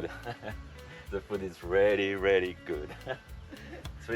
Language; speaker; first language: English; non-native, learner; French